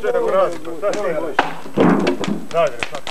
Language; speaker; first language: Croatian; native; Croatian